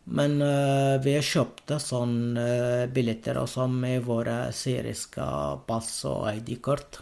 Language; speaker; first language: Norwegian; non-native, fluent; Arabic